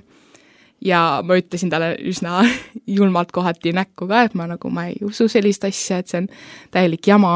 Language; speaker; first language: Estonian; early bilingual, heritage; Estonian